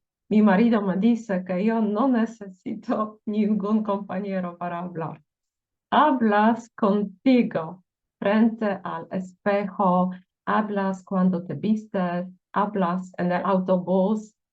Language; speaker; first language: Spanish; non-native, fluent; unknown